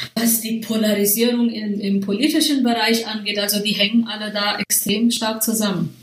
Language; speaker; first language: German; non-native, fluent; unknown